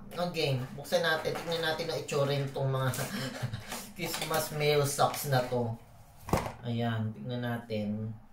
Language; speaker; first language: Filipino; native; Filipino